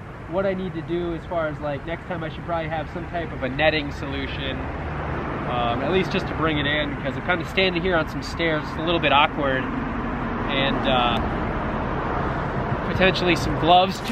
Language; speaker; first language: English; native; English